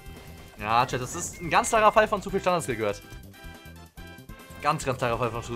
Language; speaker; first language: German; native; German